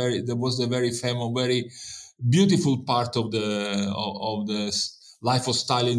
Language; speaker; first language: English; non-native, fluent; Italian